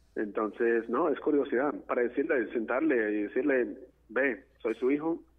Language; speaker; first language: Spanish; non-native, fluent; English